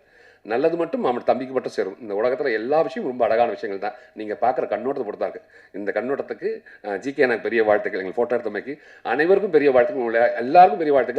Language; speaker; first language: Tamil; native; Tamil